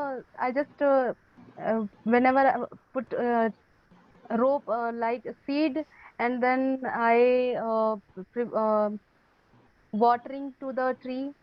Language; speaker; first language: English; non-native, learner; Hindi